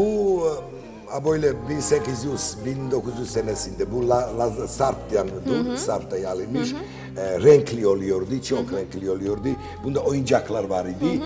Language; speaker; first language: Turkish; non-native, learner; Georgian